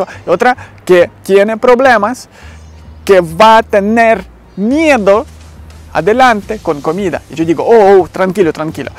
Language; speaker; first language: Spanish; non-native, learner; Ukrainian